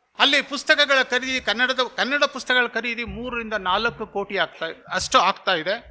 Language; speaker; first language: Kannada; native; Kannada